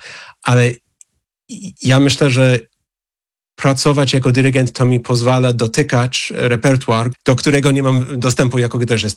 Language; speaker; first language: Polish; non-native, fluent; English